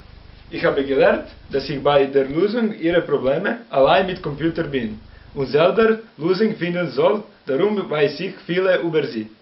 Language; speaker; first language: German; non-native, learner; Serbian